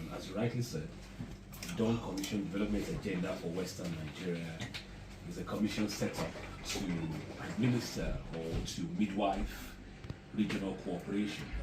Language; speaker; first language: English; non-native, local second language; Yoruba